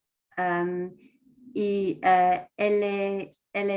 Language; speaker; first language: French; non-native, learner; English